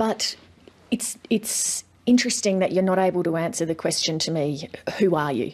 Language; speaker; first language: English; native; English